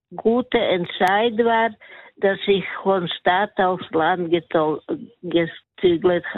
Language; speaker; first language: German; non-native, learner; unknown